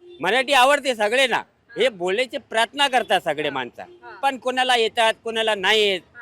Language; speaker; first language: Marathi; non-native, local second language; Hindi